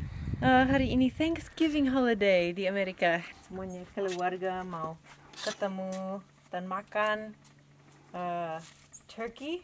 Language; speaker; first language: Indonesian; non-native, learner; English